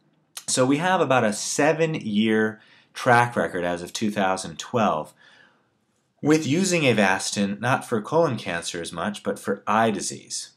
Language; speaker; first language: English; native; English